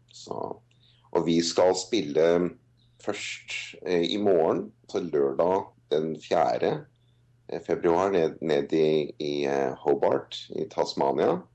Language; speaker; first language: Norwegian; non-native, fluent; English